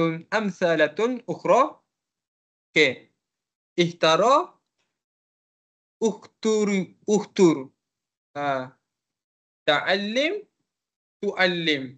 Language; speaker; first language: Arabic; non-native, learner; Malay